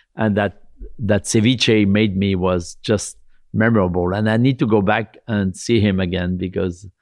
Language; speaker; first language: English; non-native, fluent; French